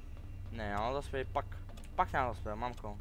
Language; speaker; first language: Bulgarian; native; Bulgarian